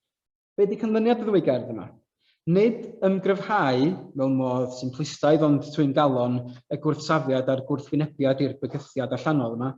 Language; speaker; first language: Welsh; native; Welsh